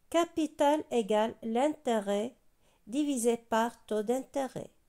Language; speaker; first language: French; non-native, local second language; Arabic